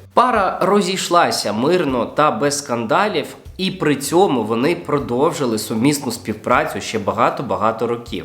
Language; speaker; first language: Ukrainian; non-native, local second language; Russian